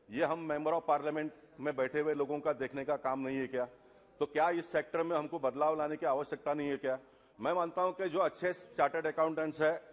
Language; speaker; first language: Hindi; non-native, local second language; Tulu